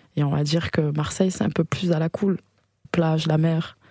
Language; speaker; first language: French; native; French